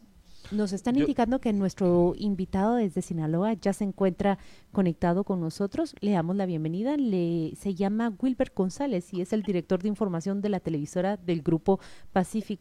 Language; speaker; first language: Spanish; native; Spanish